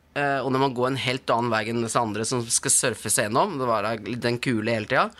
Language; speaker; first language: Norwegian; native; Norwegian